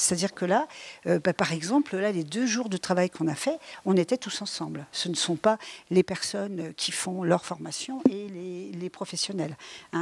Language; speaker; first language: French; native; French